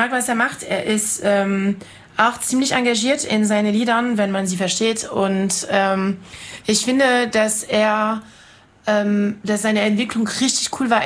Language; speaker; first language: German; non-native, fluent; French